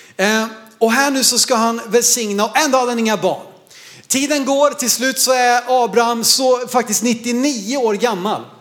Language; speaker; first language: Swedish; native; Swedish